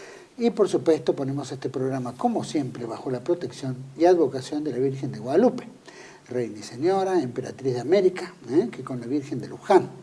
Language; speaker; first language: Spanish; native; Spanish